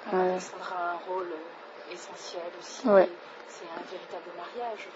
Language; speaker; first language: French; native; French